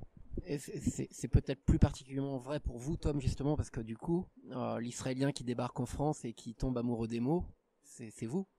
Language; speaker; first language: French; native; French